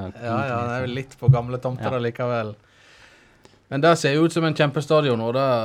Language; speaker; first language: Norwegian; native; Norwegian